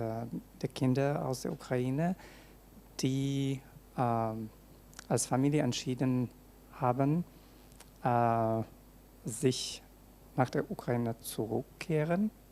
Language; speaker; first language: German; non-native, fluent; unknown